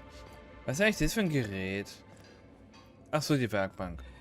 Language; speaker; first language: German; native; German